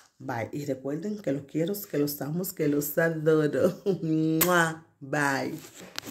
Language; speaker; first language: Spanish; native; Spanish